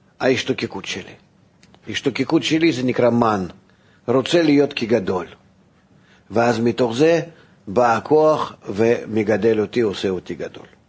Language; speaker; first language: Hebrew; non-native, fluent; Russian